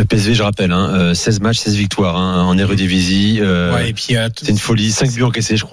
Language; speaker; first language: French; native; French